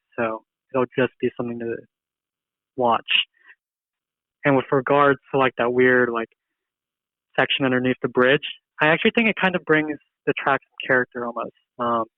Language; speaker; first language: English; native; English